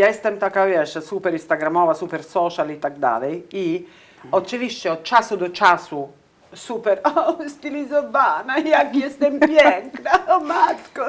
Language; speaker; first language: Polish; non-native, learner; Italian